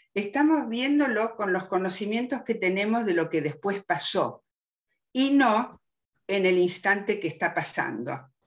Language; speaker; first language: Spanish; early bilingual, other home language; German